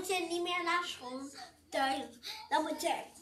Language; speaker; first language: Dutch; non-native, learner; French